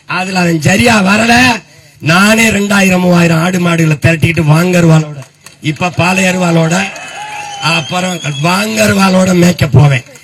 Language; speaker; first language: Tamil; native; Tamil